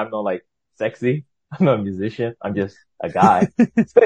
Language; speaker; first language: English; non-native, fluent; Burmese